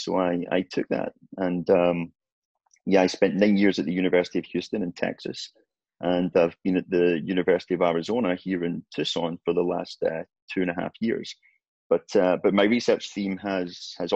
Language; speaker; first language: English; native; English